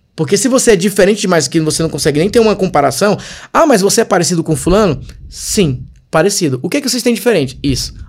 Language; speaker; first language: Portuguese; native; Portuguese